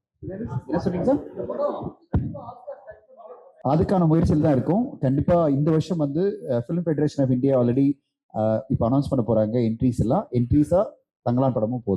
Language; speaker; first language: Tamil; native; Tamil